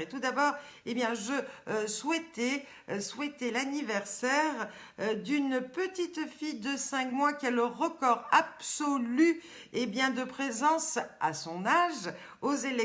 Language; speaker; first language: French; native; French